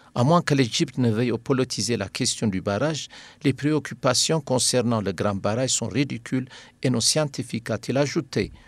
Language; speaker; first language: French; non-native, fluent; Amharic